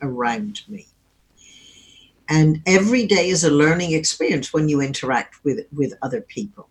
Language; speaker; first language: English; native; English